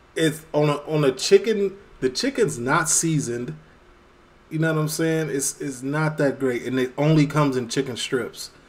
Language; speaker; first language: English; native; English